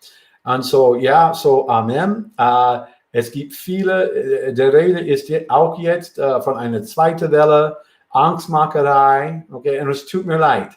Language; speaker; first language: German; non-native, fluent; English